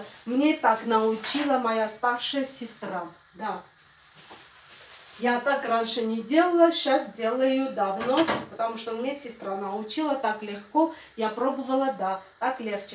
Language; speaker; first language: Russian; non-native, fluent; Armenian